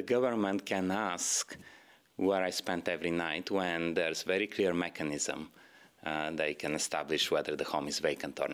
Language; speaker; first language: English; non-native, fluent; Bulgarian